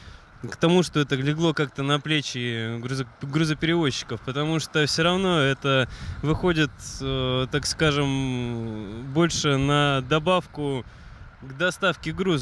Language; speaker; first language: Russian; native; Russian